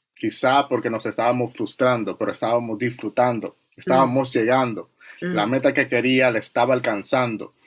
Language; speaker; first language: English; non-native, learner; Spanish